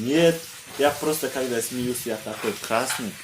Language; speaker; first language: Russian; non-native, local second language; Kazakh